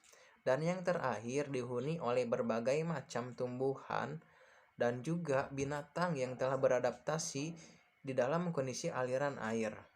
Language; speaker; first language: Indonesian; native; Indonesian